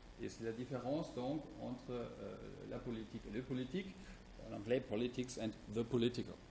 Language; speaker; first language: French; non-native, fluent; German